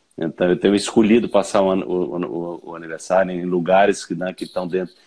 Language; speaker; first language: Portuguese; native; Portuguese